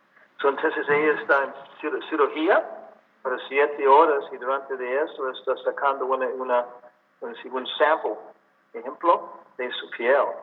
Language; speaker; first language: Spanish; non-native, learner; English